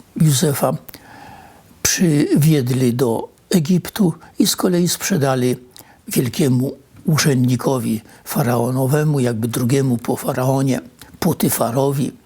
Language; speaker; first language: Polish; native; Polish